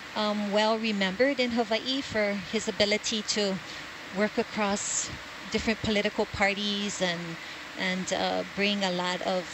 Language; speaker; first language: English; native; English